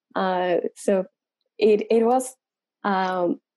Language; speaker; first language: English; non-native, fluent; Spanish